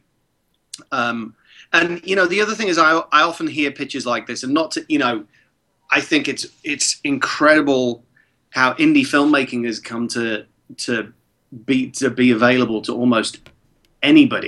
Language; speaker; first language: English; early bilingual, other home language; Czech